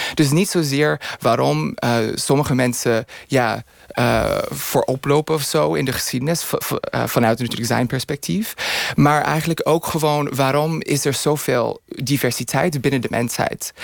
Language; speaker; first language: Dutch; non-native, fluent; English